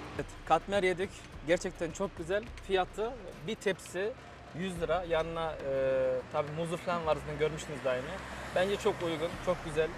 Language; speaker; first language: Turkish; early bilingual, heritage; Turkish